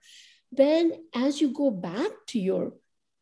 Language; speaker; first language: English; non-native, local second language; Gujarati